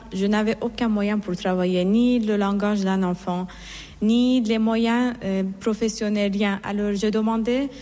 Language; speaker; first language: French; non-native, fluent; Persian